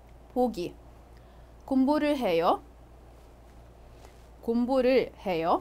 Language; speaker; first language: Korean; non-native, fluent; Arabic